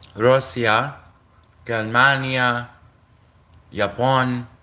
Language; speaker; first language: Russian; non-native, learner; English